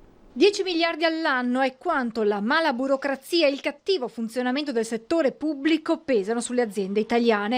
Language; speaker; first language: Italian; native; Italian